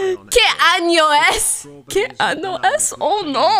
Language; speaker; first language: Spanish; non-native, learner; French